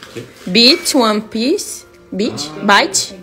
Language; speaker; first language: English; non-native, learner; Portuguese